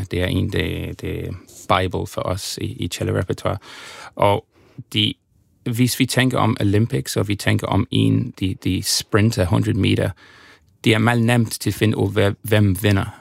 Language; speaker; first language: Danish; non-native, fluent; German